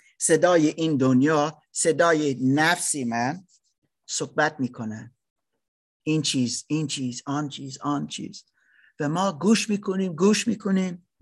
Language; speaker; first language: Persian; non-native, learner; German